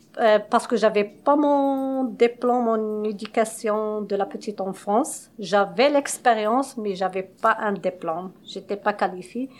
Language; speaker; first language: French; non-native, local second language; Arabic